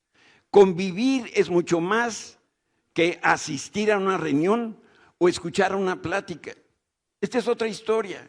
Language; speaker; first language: Spanish; native; Spanish